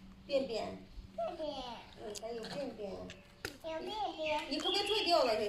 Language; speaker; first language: Chinese; native; Chinese